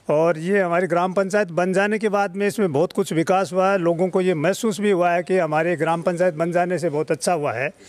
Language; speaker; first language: Hindi; native; Hindi